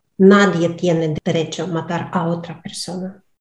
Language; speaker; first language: Spanish; non-native, learner; Russian